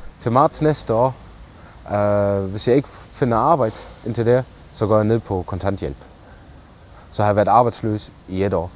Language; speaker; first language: Danish; non-native, local second language; German